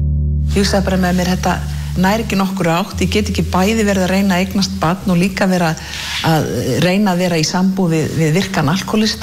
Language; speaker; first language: Icelandic; native; Icelandic